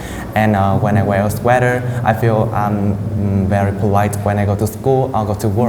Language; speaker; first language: English; non-native, fluent; Vietnamese